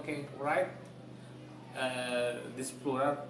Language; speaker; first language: English; non-native, learner; Javanese